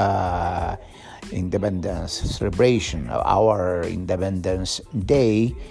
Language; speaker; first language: English; non-native, learner; Spanish